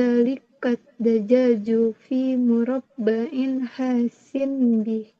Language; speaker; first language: Arabic; non-native, learner; Indonesian